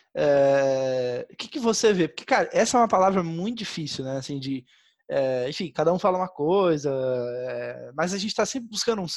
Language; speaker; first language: Portuguese; native; Portuguese